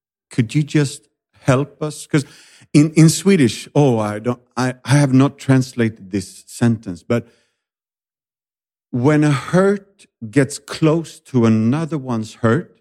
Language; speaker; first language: English; non-native, fluent; Swedish